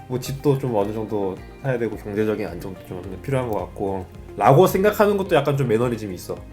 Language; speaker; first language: Korean; native; Korean